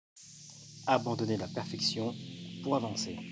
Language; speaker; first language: French; native; French